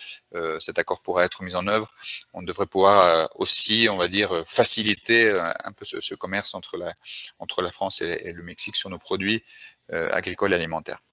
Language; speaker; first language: French; native; French